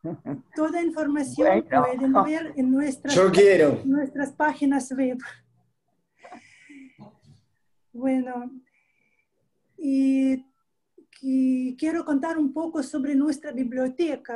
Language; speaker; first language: Spanish; non-native, fluent; Russian